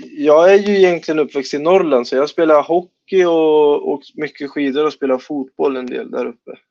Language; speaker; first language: Swedish; early bilingual, other home language; Spanish